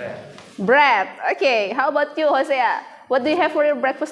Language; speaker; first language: English; non-native, fluent; Indonesian